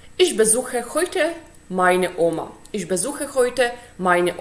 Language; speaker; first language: German; non-native, fluent; Polish